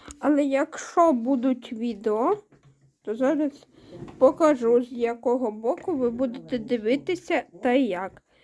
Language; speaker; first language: Ukrainian; non-native, local second language; Russian